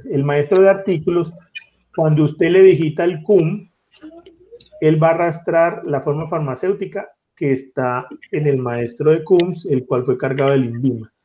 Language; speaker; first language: Spanish; native; Spanish